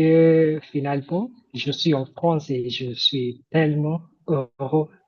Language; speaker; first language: French; non-native, fluent; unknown